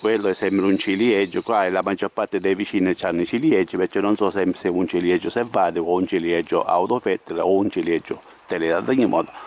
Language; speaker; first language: Italian; native; Italian